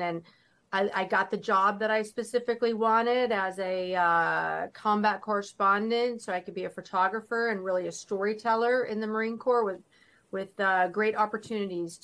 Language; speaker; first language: English; native; English